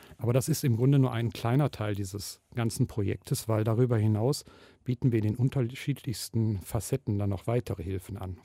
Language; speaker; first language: German; native; German